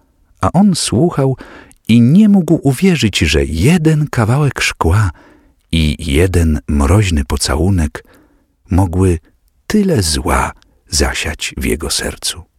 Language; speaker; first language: Polish; native; Polish